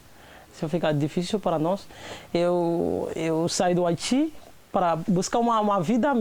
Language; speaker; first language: Portuguese; non-native, learner; Haitian Creole